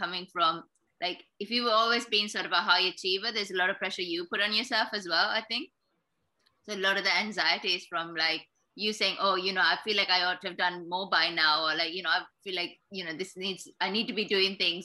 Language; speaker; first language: English; non-native, local second language; Sinhala